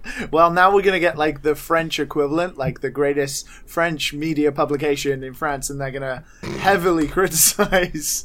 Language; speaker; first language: English; native; English